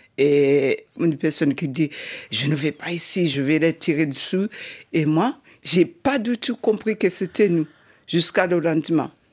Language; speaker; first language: French; non-native, fluent; Shona